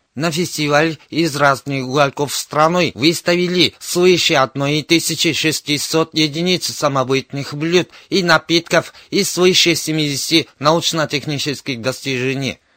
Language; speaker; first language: Russian; non-native, fluent; Korean